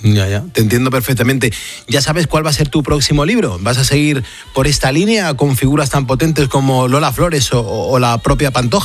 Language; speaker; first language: Spanish; native; Spanish